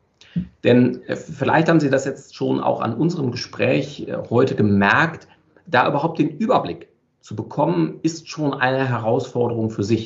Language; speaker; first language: German; native; German